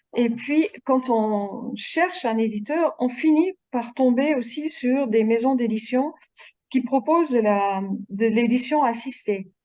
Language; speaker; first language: French; non-native, fluent; Dutch